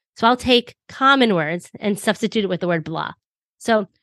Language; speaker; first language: English; native; English